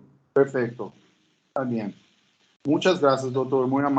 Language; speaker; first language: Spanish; non-native, learner; Portuguese